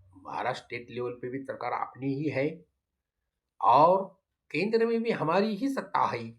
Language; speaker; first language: Hindi; non-native, local second language; Marathi